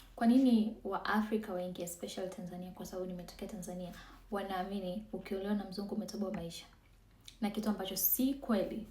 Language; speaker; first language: Swahili; native; Swahili